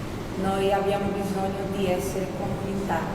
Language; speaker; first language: Italian; non-native, fluent; Portuguese